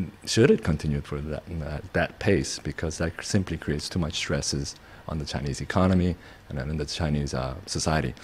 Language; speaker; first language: English; non-native, fluent; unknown